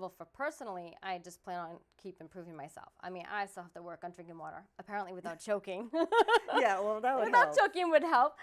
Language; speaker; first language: English; native; English